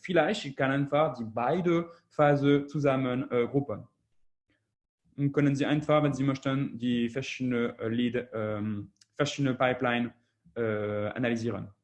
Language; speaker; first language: German; non-native, learner; French